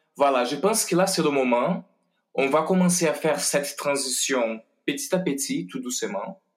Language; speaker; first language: French; non-native, fluent; Portuguese